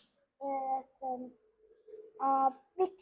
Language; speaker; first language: English; non-native, learner; Vietnamese